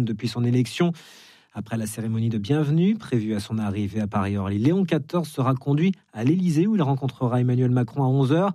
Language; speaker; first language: French; native; French